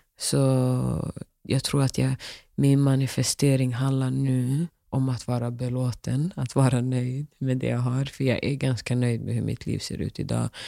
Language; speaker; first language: Swedish; early bilingual, other home language; Somali